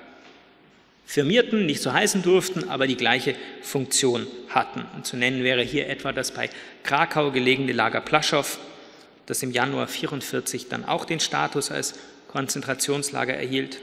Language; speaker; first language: German; native; German